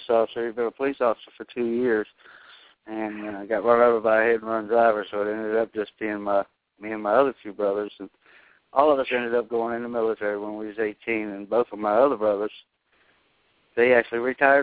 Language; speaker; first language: English; native; English